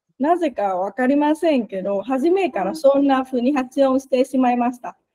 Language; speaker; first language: Japanese; non-native, fluent; Vietnamese